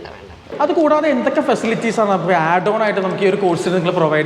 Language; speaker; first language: Malayalam; native; Malayalam